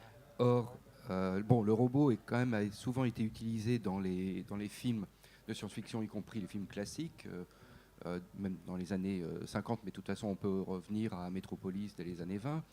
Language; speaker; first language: French; native; French